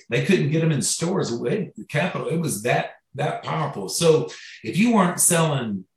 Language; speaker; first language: English; native; English